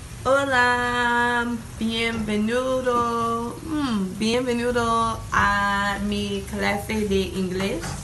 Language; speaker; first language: Spanish; non-native, learner; English